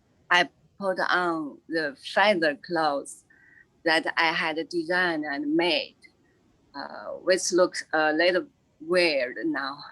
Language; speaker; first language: English; non-native, fluent; Chinese